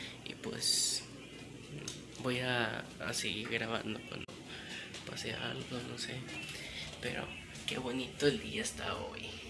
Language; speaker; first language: Spanish; early bilingual, heritage; Spanish